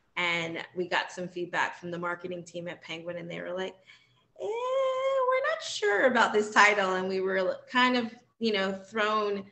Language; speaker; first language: English; native; English